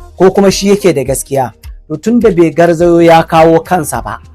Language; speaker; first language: Hausa; non-native, local second language; Fula